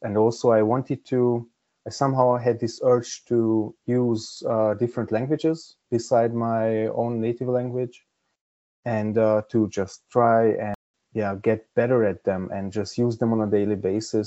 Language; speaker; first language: English; non-native, fluent; Hungarian